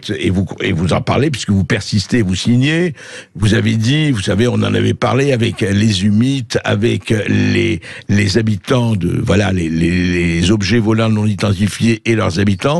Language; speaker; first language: French; native; French